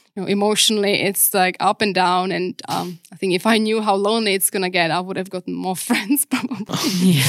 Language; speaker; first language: English; non-native, fluent; Czech